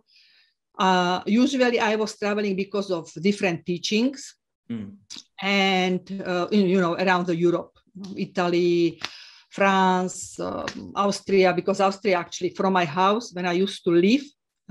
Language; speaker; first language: English; non-native, fluent; Slovak